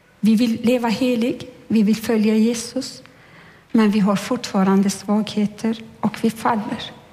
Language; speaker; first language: Swedish; non-native, fluent; Turkish